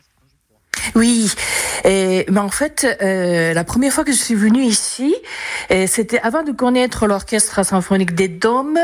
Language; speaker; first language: French; non-native, fluent; Japanese